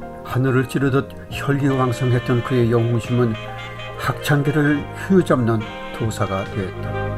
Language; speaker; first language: Korean; native; Korean